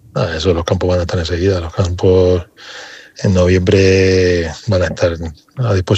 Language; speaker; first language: Spanish; native; Spanish